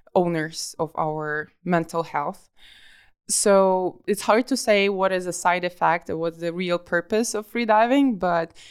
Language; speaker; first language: English; non-native, fluent; Russian